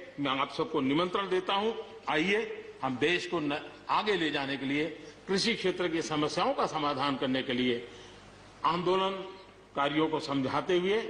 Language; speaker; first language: Hindi; non-native, local second language; Gujarati